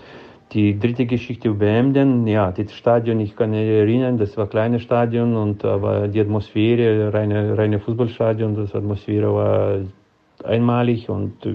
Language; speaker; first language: German; non-native, fluent; Lithuanian